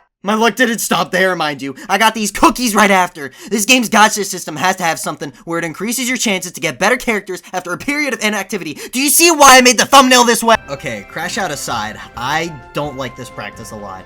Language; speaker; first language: English; native; English